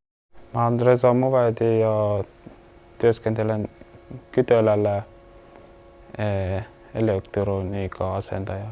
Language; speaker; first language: Finnish; non-native, learner; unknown